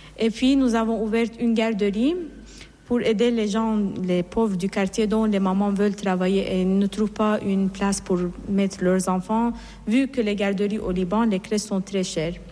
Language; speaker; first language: French; non-native, fluent; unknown